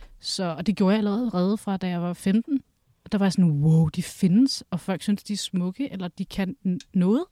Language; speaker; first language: Danish; early bilingual, other home language; Kurdish